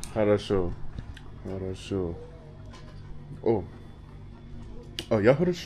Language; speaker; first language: Russian; non-native, learner; English